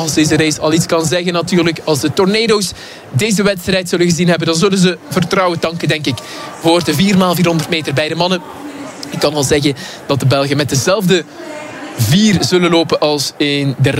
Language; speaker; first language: Dutch; native; Dutch